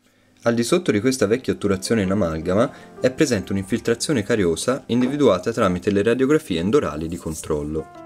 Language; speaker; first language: Italian; native; Italian